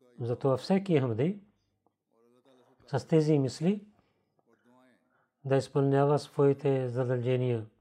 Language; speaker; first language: Bulgarian; non-native, learner; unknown